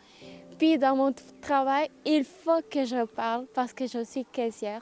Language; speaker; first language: French; non-native, fluent; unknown